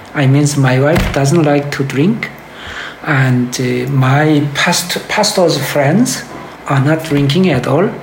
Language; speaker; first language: English; early bilingual, other home language; Korean